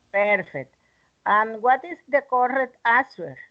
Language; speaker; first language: English; non-native, learner; Spanish